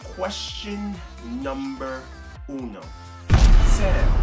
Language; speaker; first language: English; native; English